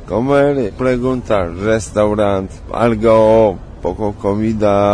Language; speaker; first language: Spanish; non-native, learner; Polish